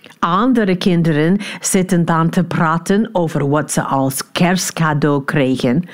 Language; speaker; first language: Dutch; non-native, fluent; English